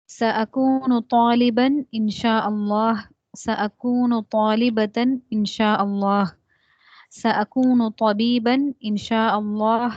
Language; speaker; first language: Arabic; non-native, learner; Tamil